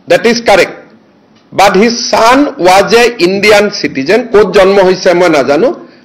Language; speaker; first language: English; non-native, local second language; Assamese